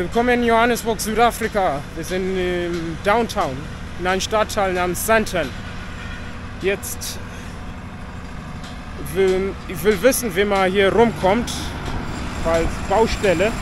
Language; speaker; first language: German; non-native, fluent; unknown